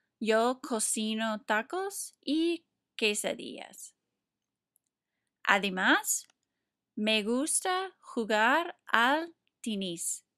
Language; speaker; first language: Spanish; non-native, fluent; English